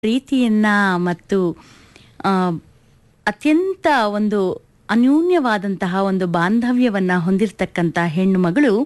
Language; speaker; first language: Kannada; native; Kannada